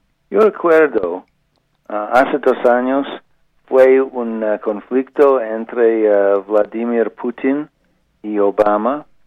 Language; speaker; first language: Spanish; non-native, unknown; English